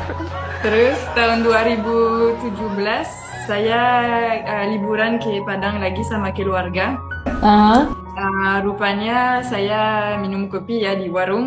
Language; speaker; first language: Indonesian; non-native, fluent; French